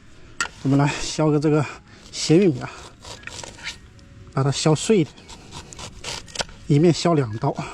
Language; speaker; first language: Chinese; native; Chinese